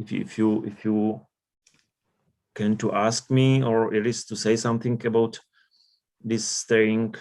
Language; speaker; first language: English; non-native, learner; Czech